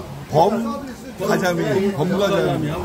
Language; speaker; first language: Korean; native; Korean